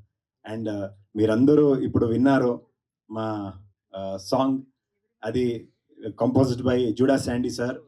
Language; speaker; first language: Telugu; non-native, learner; Kannada